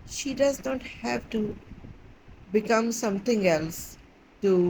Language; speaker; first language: English; non-native, local second language; Urdu